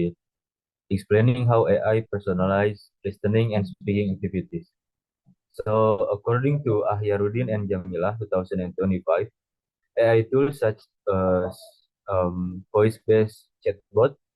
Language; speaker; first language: English; non-native, fluent; Indonesian